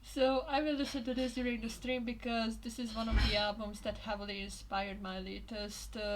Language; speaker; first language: English; non-native, fluent; Hungarian